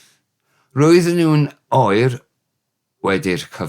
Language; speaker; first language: Welsh; non-native, learner; English